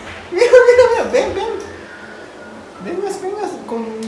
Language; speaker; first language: Spanish; non-native, learner; Japanese